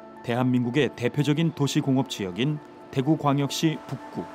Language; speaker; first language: Korean; native; Korean